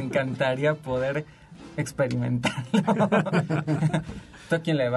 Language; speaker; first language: Spanish; native; Spanish